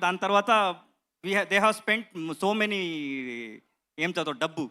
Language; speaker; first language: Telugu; non-native, learner; Kannada